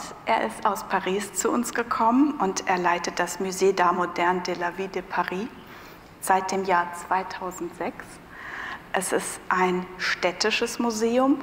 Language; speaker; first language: German; native; German